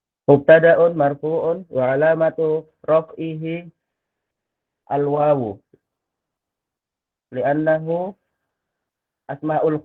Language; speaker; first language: Arabic; non-native, learner; Indonesian